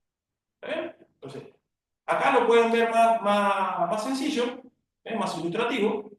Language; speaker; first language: Spanish; native; Spanish